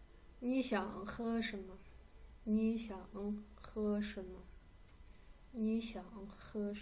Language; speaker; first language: Chinese; non-native, fluent; Kyrgyz